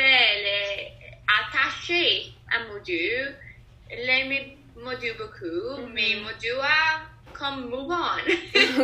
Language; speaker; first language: French; non-native, learner; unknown